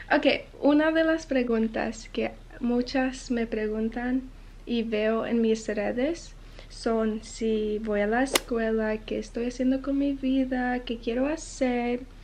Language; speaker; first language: Spanish; early bilingual, heritage; Spanish